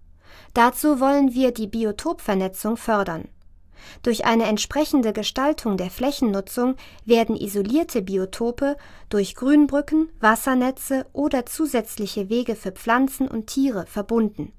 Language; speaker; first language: German; native; German